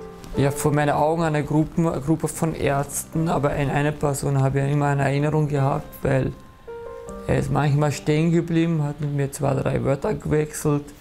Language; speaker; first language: German; early bilingual, other home language; Kurdish